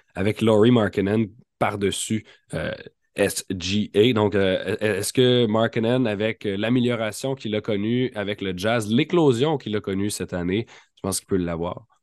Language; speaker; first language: French; native; French